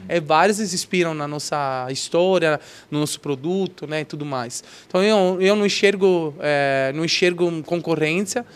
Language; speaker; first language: Portuguese; non-native, fluent; Italian